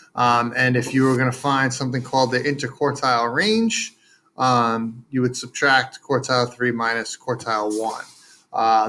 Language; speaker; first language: English; native; English